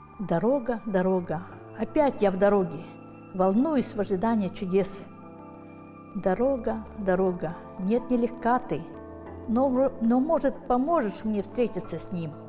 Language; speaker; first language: Russian; non-native, local second language; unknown